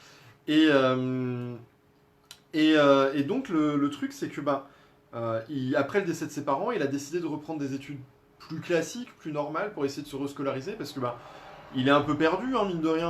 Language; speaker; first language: French; native; French